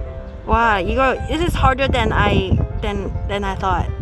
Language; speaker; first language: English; non-native, local second language; Cantonese